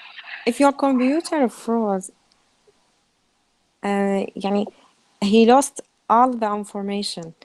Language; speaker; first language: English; non-native, learner; Arabic